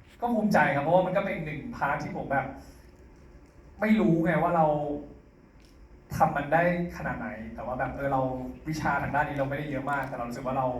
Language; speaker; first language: Thai; native; Thai